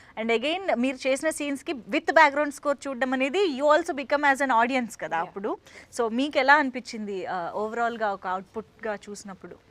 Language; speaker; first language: Telugu; native; Telugu